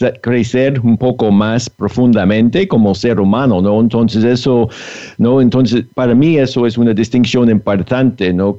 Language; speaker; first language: Spanish; non-native, fluent; English